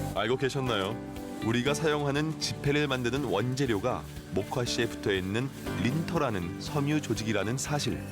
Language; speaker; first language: Korean; native; Korean